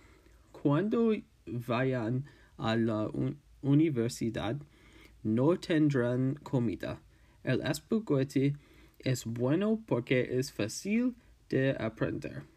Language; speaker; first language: Spanish; non-native, learner; English